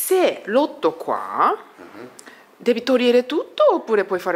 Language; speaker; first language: Italian; non-native, learner; Japanese